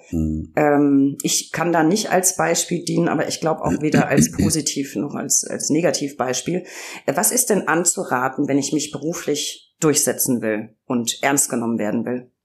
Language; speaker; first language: German; native; German